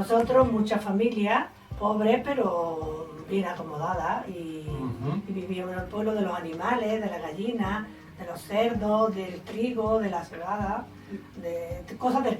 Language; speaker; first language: Spanish; native; Spanish